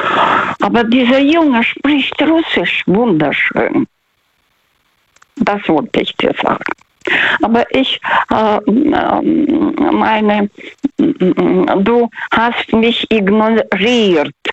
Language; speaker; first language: German; non-native, fluent; Russian